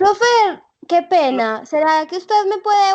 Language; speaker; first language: Spanish; native; Spanish